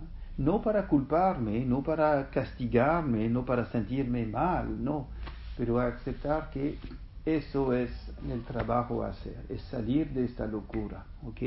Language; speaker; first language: Spanish; non-native, fluent; French